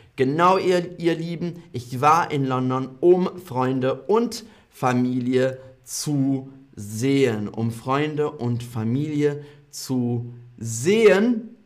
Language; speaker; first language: German; non-native, fluent; English